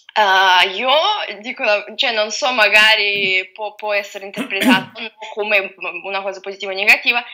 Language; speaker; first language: Italian; non-native, fluent; Russian